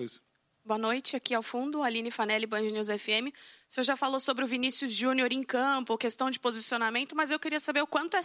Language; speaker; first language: Portuguese; native; Portuguese